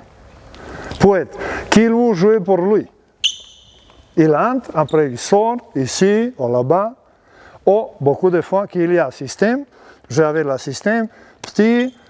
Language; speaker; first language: French; non-native, learner; Serbian